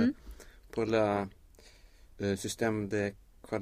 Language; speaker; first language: French; non-native, learner; Swedish